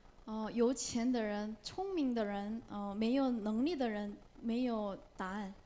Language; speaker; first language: Chinese; non-native, learner; Korean